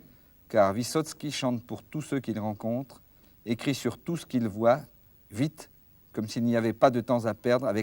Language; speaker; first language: French; native; French